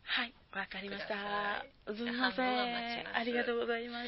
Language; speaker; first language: Japanese; non-native, learner; Spanish